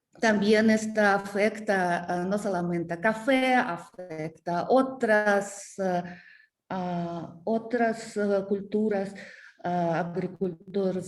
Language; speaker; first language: Spanish; non-native, learner; Russian